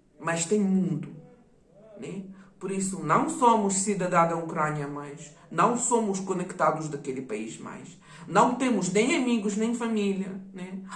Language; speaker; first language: Portuguese; non-native, fluent; Russian